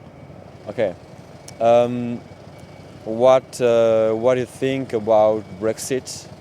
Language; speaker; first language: English; non-native, learner; French